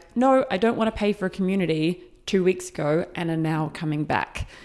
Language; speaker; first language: English; native; English